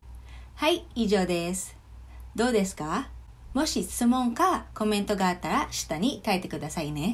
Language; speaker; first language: Japanese; non-native, learner; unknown